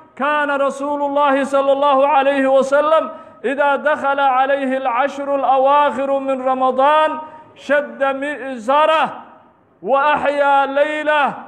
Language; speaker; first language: Arabic; non-native, local second language; Somali